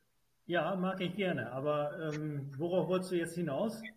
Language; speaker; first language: German; native; German